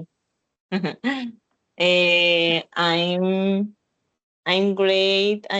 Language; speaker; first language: English; non-native, learner; Spanish